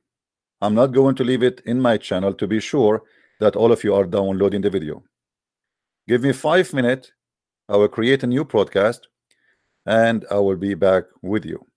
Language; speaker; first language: English; non-native, fluent; Arabic